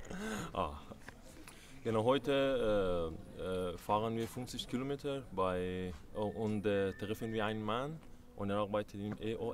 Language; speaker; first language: German; non-native, learner; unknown